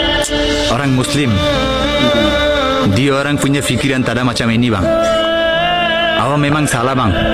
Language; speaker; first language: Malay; non-native, learner; Bangla